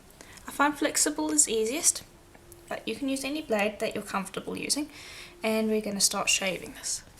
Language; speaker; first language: English; native; English